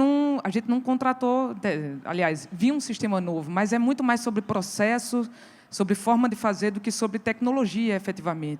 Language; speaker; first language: Portuguese; native; Portuguese